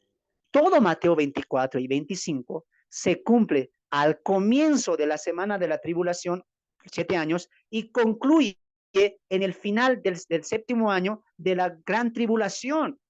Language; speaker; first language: Spanish; native; Spanish